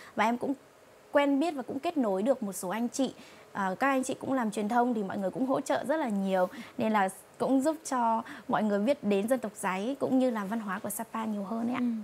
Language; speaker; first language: Vietnamese; non-native, local second language; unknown